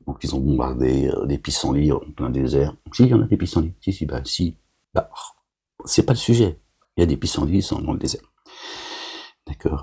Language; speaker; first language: French; native; French